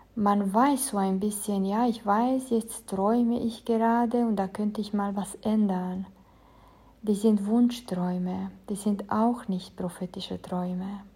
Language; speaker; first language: German; non-native, fluent; Romanian